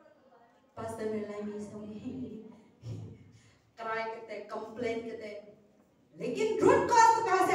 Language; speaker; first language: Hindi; non-native, local second language; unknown